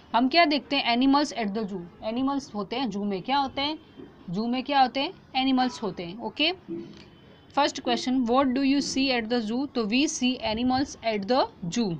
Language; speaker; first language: Hindi; non-native, local second language; Gujarati